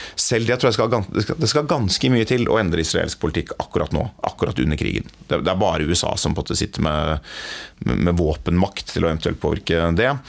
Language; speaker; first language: Norwegian; native; Norwegian